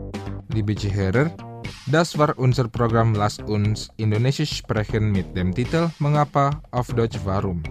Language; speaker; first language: German; non-native, fluent; Indonesian